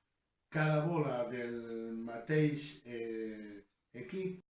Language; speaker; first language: Catalan; non-native, learner; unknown